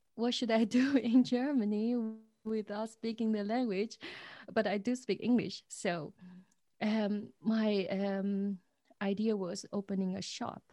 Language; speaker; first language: English; non-native, fluent; Chinese